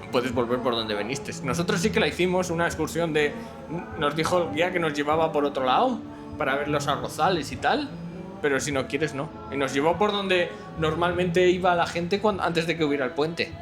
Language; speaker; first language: Spanish; native; Spanish